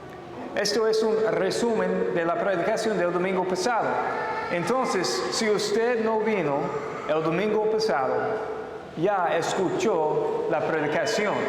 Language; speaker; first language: Spanish; non-native, fluent; English